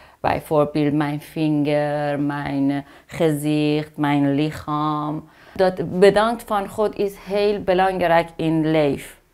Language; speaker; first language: Dutch; non-native, learner; Persian